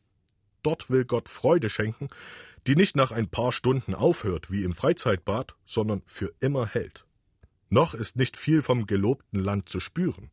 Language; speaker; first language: German; native; German